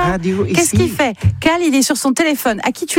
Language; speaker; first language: French; native; French